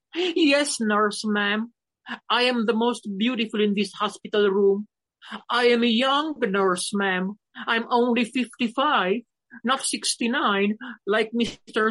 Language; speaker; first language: English; non-native, fluent; Romanian